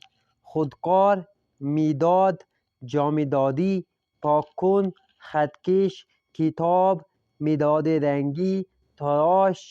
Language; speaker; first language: Persian; non-native, fluent; Urdu